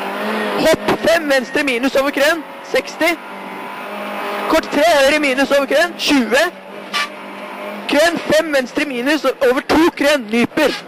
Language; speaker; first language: Norwegian; native; Norwegian